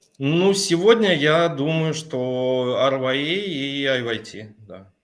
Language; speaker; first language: Russian; native; Russian